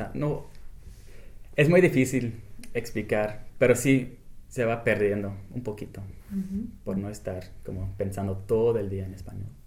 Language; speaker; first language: Spanish; non-native, fluent; English